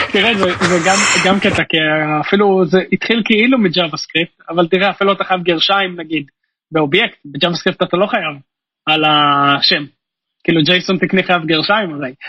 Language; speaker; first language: Hebrew; native; Hebrew